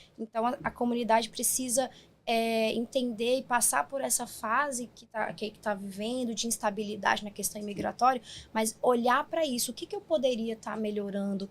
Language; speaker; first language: Portuguese; native; Portuguese